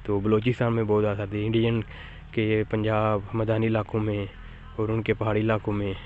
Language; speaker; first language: Urdu; non-native, local second language; Punjabi